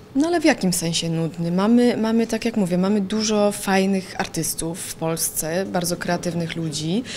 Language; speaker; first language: Polish; early bilingual, heritage; Polish